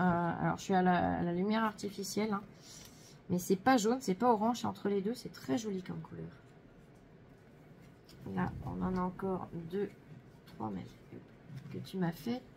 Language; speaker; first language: French; native; French